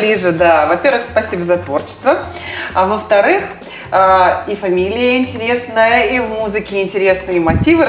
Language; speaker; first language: Russian; native; Russian